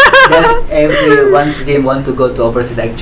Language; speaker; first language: English; non-native, learner; Indonesian